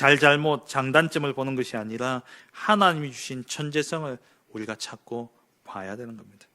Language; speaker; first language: Korean; native; Korean